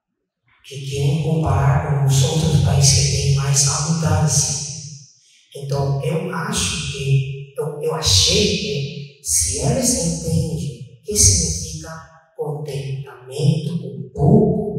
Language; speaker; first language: Portuguese; non-native, fluent; Chinese